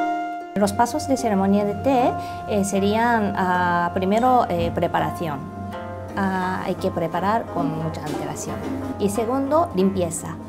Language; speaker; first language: Spanish; non-native, learner; Japanese